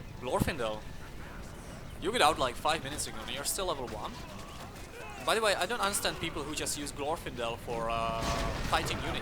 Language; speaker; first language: English; non-native, fluent; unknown